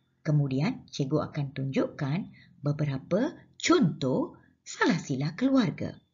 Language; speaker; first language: Malay; non-native, local second language; Tamil